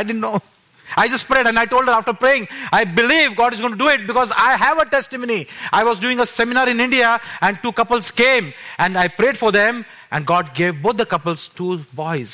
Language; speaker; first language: English; non-native, local second language; Marathi